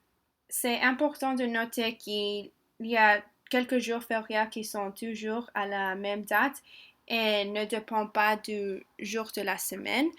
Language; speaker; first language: French; non-native, learner; English